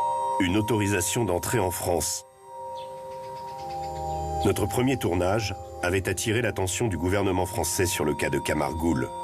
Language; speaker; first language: French; native; French